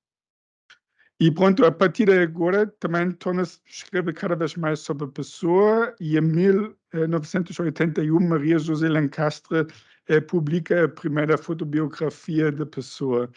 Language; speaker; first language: Portuguese; non-native, fluent; German